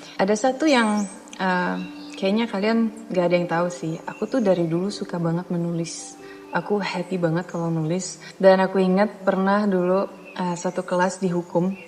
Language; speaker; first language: Indonesian; non-native, fluent; Dutch